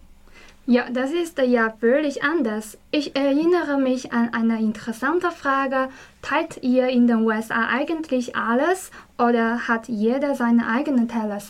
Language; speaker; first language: German; non-native, fluent; Chinese